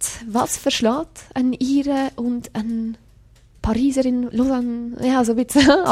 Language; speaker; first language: German; native; German